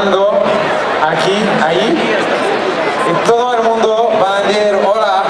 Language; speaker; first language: Spanish; non-native, learner; English